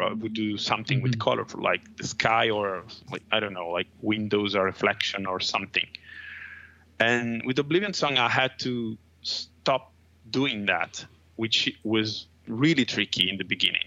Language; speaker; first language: English; non-native, fluent; Italian